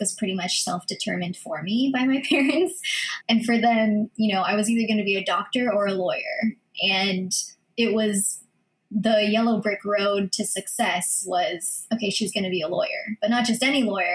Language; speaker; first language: English; early bilingual, other home language; Filipino